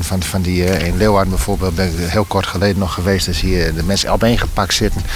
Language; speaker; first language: Dutch; native; Dutch